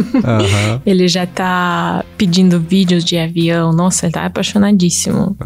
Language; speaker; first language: Portuguese; non-native, fluent; Russian